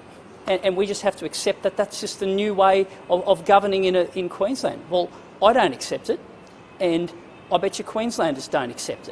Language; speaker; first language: English; native; English